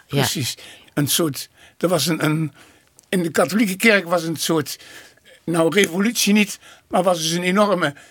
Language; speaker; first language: Dutch; native; Dutch